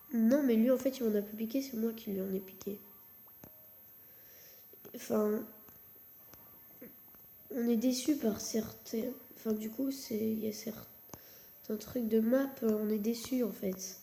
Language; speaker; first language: French; native; French